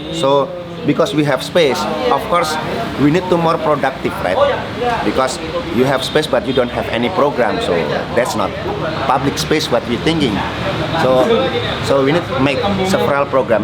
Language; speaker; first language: English; non-native, learner; Indonesian